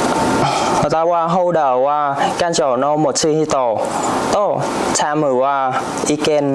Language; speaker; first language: Japanese; non-native, learner; Vietnamese